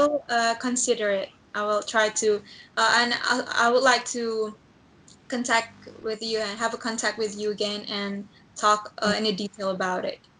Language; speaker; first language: English; non-native, learner; Indonesian